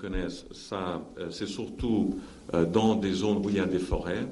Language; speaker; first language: French; non-native, fluent; Portuguese